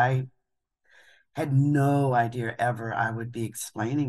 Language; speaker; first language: English; native; English